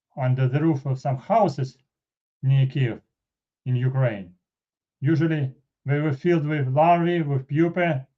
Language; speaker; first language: English; non-native, fluent; Russian